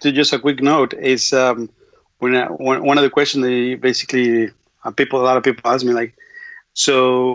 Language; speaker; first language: English; non-native, fluent; Spanish